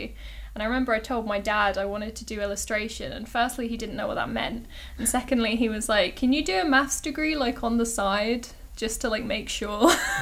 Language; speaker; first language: English; native; English